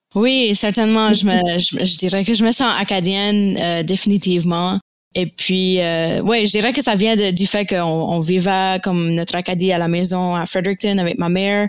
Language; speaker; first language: French; native; French